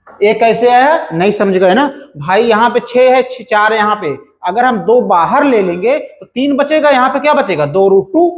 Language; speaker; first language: Hindi; native; Hindi